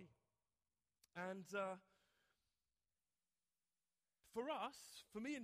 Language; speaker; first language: English; native; English